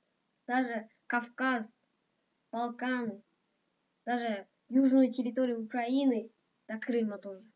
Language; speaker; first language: Russian; non-native, local second language; Kazakh